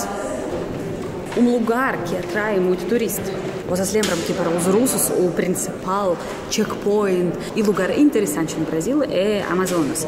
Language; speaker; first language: Portuguese; non-native, fluent; Russian